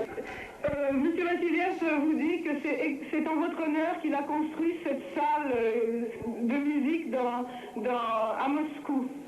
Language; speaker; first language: French; non-native, fluent; Russian